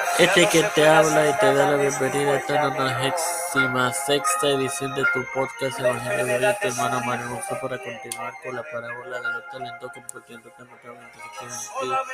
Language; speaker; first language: Spanish; native; Spanish